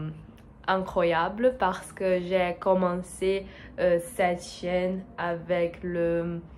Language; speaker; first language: French; non-native, learner; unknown